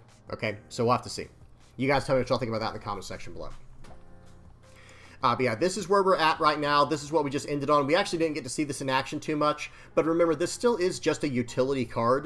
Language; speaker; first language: English; native; English